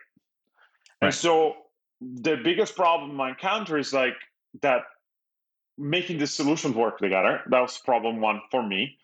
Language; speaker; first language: English; non-native, fluent; Italian